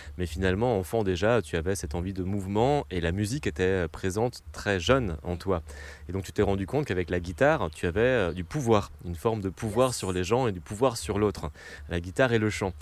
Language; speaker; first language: French; native; French